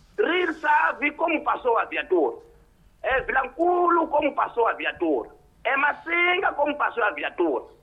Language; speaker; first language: Portuguese; non-native, local second language; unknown